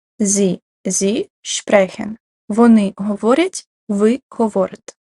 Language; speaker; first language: Ukrainian; native; Ukrainian